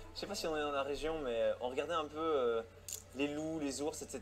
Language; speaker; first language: French; native; French